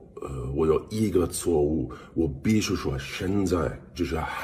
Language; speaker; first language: Chinese; non-native, learner; English